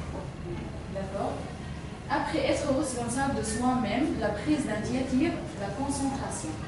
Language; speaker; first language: French; non-native, fluent; Arabic